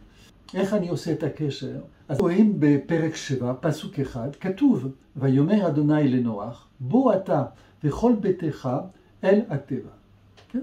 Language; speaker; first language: Hebrew; non-native, fluent; French